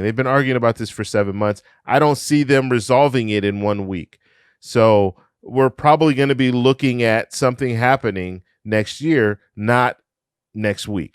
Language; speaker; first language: English; native; English